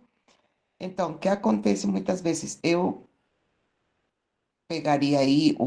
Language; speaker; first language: Portuguese; non-native, fluent; Spanish